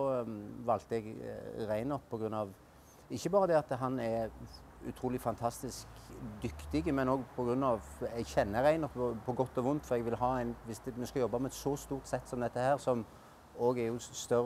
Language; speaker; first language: Norwegian; native; Norwegian